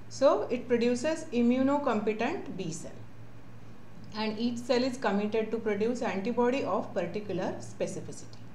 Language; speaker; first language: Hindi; non-native, local second language; Marathi